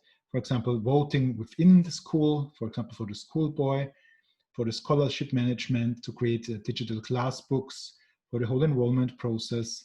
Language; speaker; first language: English; non-native, fluent; German